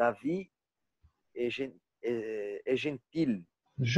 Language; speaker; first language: French; non-native, learner; Portuguese